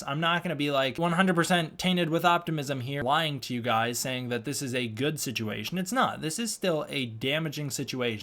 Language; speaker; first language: English; native; English